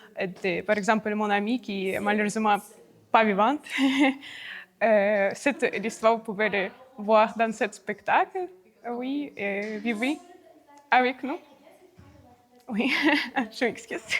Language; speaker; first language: French; non-native, learner; Ukrainian